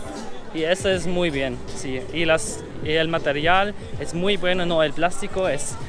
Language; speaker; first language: Spanish; non-native, learner; German